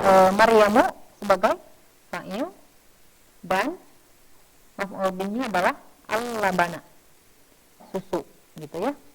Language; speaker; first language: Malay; non-native, local second language; Sundanese